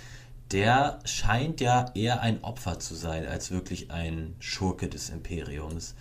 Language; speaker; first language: German; native; German